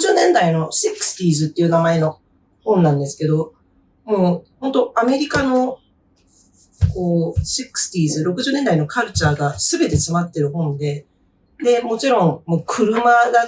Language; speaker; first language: Japanese; native; Japanese